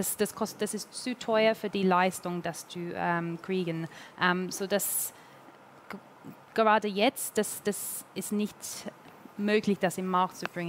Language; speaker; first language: German; non-native, learner; English